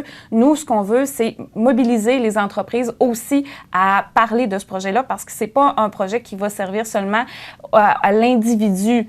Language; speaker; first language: French; native; French